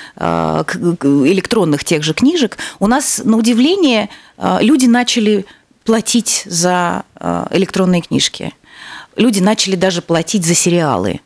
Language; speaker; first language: Russian; native; Russian